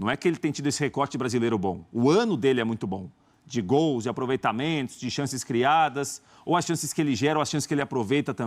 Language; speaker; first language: Portuguese; native; Portuguese